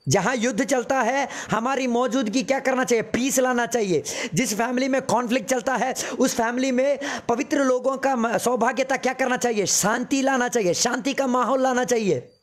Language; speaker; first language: Hindi; non-native, local second language; Malayalam